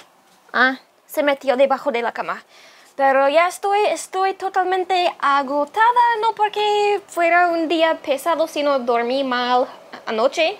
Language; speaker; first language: Spanish; non-native, fluent; English